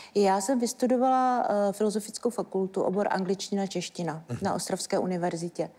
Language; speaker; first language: Czech; native; Czech